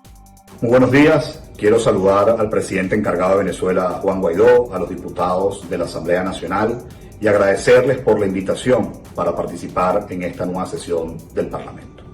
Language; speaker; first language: Spanish; native; Spanish